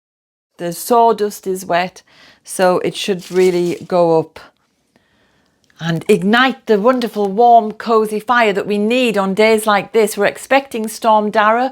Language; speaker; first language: English; native; English